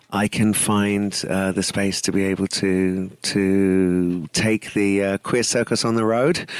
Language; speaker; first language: English; native; English